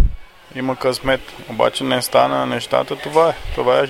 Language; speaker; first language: Bulgarian; non-native, learner; Portuguese